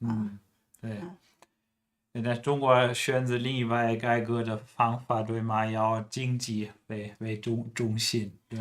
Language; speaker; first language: Chinese; non-native, fluent; German